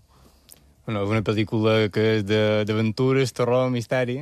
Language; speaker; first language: Catalan; native; Catalan